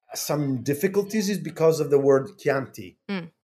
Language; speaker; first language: English; non-native, fluent; Italian